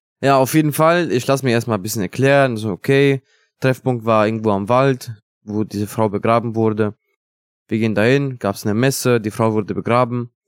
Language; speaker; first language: German; non-native, fluent; Italian